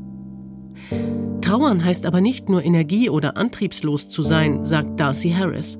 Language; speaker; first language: German; native; German